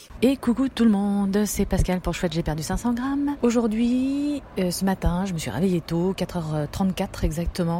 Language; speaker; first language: French; native; French